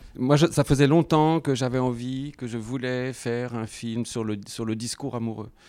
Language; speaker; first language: French; native; French